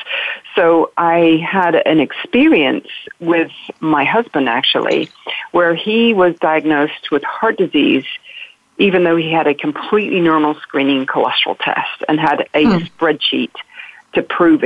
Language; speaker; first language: English; native; English